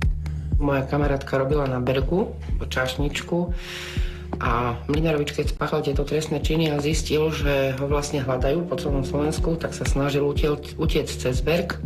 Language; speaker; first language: Slovak; native; Slovak